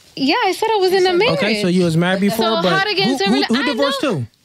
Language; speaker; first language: English; native; English